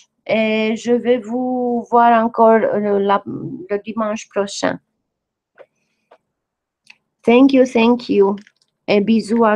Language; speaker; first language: French; non-native, fluent; English